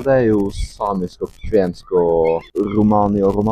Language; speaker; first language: Norwegian; native; Norwegian